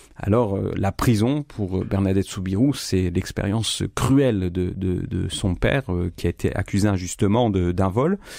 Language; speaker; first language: French; native; French